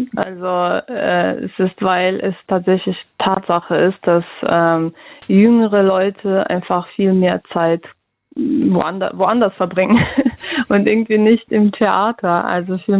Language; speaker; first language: German; early bilingual, other home language; Russian